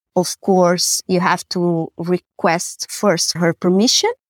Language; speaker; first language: English; non-native, fluent; Portuguese